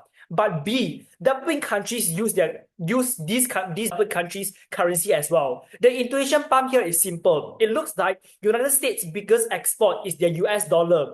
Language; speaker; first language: English; non-native, learner; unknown